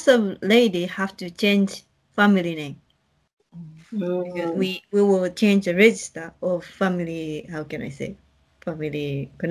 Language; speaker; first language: English; non-native, learner; Japanese